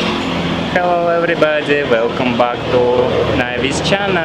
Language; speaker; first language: English; non-native, learner; Russian